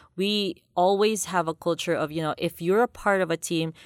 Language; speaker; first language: English; non-native, local second language; Cebuano